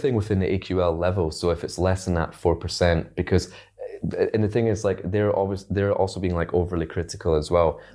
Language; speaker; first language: English; native; English